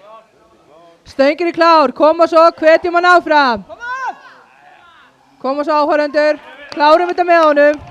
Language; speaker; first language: Icelandic; native; Icelandic